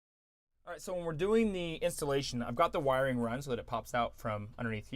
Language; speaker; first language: English; native; English